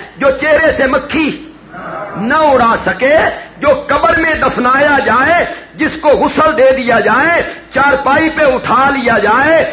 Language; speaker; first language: Urdu; non-native, local second language; Punjabi